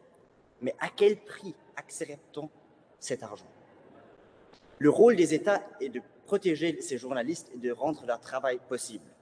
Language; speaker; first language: French; native; French